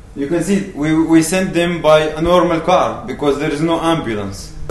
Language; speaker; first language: English; non-native, fluent; Arabic